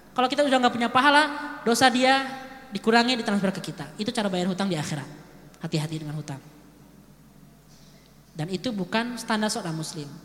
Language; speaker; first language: Indonesian; native; Indonesian